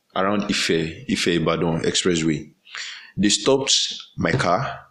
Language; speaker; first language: English; non-native, local second language; Yoruba